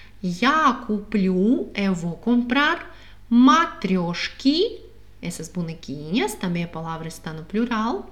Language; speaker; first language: Portuguese; non-native, fluent; Russian